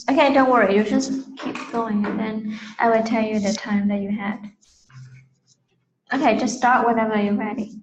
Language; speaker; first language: English; non-native, fluent; Vietnamese